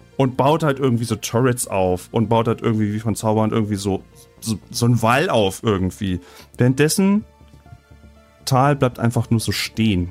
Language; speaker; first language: German; native; German